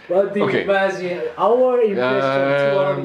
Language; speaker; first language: English; non-native, fluent; Japanese